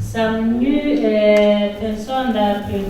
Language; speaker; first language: Danish; non-native, learner; Kinyarwanda